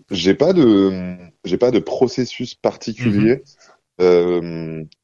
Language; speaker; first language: French; non-native, fluent; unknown